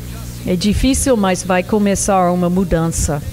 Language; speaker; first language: Portuguese; non-native, fluent; English